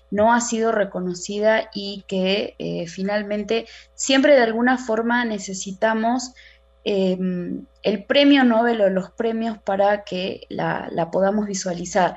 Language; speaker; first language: Spanish; native; Spanish